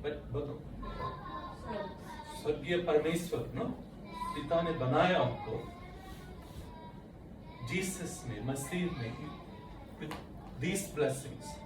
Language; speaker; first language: Hindi; non-native, local second language; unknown